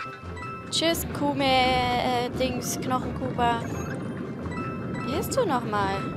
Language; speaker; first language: German; native; German